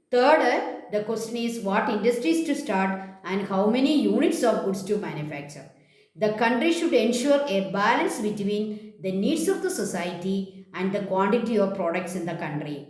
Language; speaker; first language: English; non-native, local second language; Malayalam